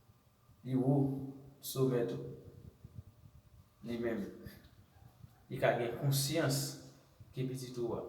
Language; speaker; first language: French; non-native, learner; Haitian Creole